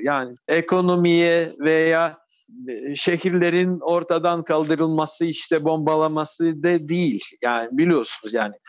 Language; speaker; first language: Turkish; non-native, fluent; Russian